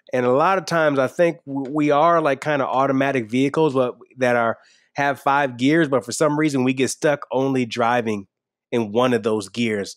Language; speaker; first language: English; native; English